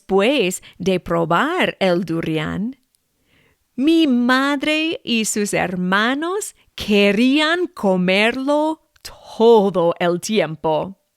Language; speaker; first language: Spanish; non-native, fluent; English